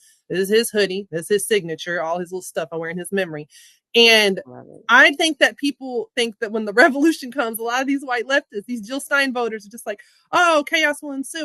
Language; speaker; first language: English; native; English